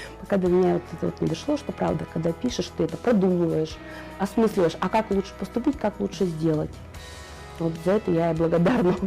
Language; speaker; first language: Russian; native; Russian